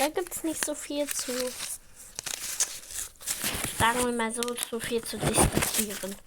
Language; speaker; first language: German; native; German